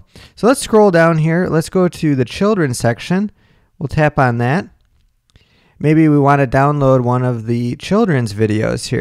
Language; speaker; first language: English; native; English